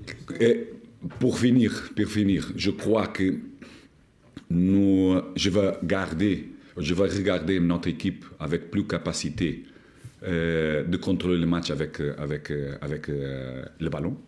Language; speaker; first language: French; non-native, learner; Portuguese